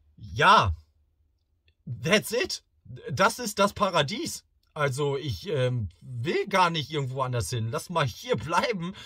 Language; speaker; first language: German; early bilingual, other home language; Bosnian